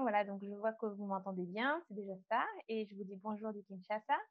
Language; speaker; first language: French; native; French